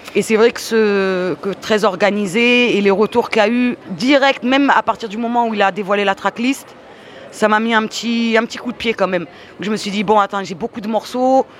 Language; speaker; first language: French; native; French